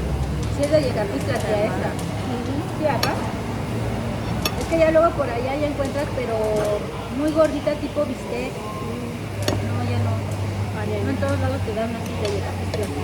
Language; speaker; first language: Spanish; native; Spanish